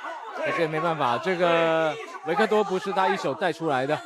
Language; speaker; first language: Chinese; native; Chinese